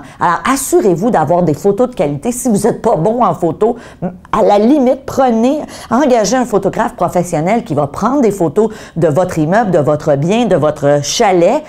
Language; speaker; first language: French; native; French